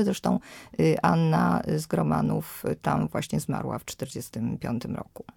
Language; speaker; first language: Polish; native; Polish